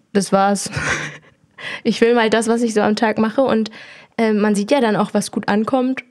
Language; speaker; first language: German; early bilingual, other home language; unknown